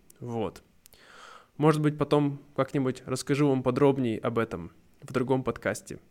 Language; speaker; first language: Russian; native; Russian